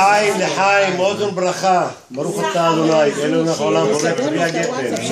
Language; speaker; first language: Hebrew; non-native, fluent; Aramaic